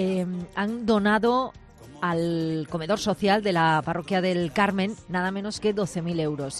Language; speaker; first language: Spanish; native; Spanish